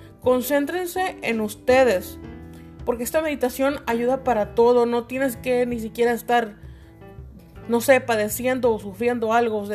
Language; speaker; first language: Spanish; native; Spanish